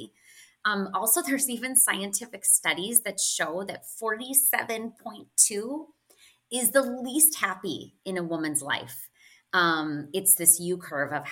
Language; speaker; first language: English; native; English